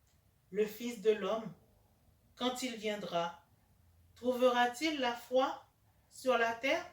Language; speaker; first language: French; native; French